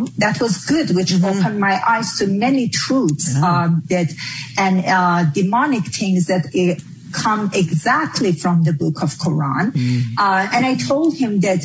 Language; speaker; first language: English; non-native, fluent; Persian